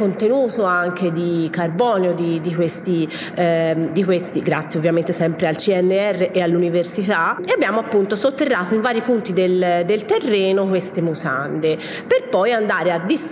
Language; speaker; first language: Italian; native; Italian